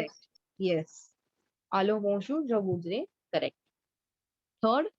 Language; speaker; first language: French; non-native, learner; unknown